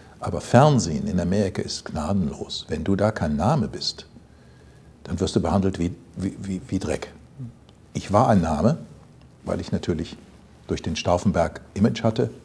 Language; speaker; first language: German; native; German